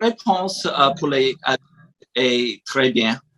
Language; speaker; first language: French; non-native, learner; English